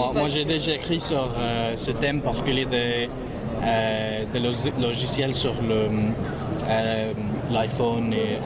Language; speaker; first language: French; non-native, fluent; English